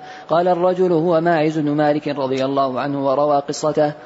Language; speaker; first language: Arabic; native; Arabic